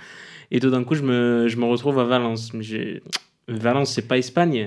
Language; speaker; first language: French; non-native, fluent; Arabic